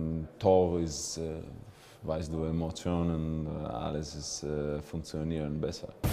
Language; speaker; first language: German; non-native, learner; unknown